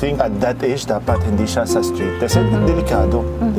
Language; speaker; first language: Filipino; non-native, learner; Arabic